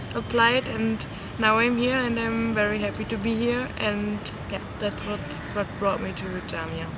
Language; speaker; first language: English; non-native, fluent; German